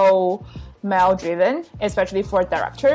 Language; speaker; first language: English; non-native, fluent; Chinese